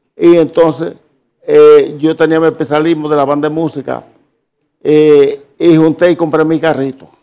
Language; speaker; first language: Spanish; native; Spanish